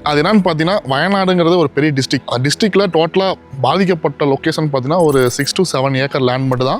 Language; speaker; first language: Tamil; native; Tamil